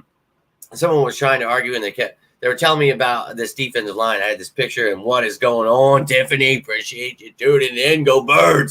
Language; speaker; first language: English; native; English